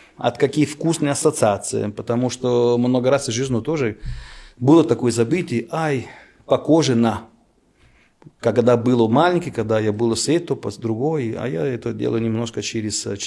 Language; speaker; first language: Russian; non-native, fluent; Italian